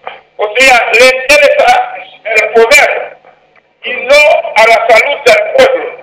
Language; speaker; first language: Spanish; non-native, fluent; Haitian Creole